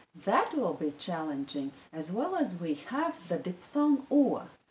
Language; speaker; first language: English; non-native, fluent; Latvian